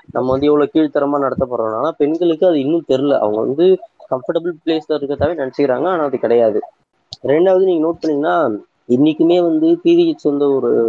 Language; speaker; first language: Tamil; native; Tamil